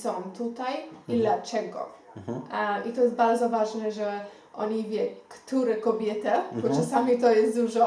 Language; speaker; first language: Polish; non-native, learner; Xhosa